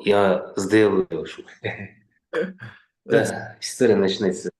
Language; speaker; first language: Russian; non-native, local second language; Kazakh